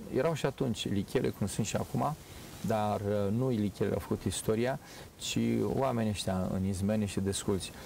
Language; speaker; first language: Romanian; native; Romanian